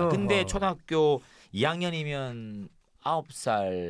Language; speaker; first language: Korean; native; Korean